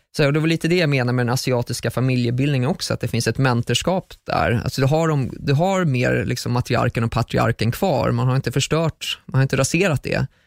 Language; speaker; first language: Swedish; early bilingual, other home language; German